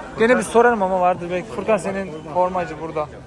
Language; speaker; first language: Turkish; native; Turkish